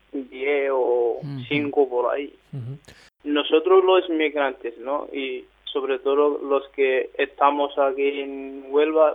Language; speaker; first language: Spanish; non-native, learner; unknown